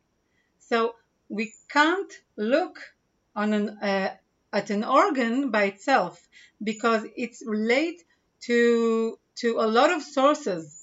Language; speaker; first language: English; non-native, fluent; Hebrew